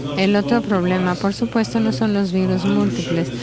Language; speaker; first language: Spanish; non-native, learner; English